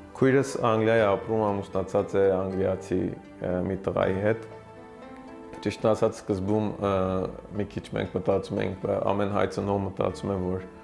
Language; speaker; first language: Armenian; early bilingual, heritage; Armenian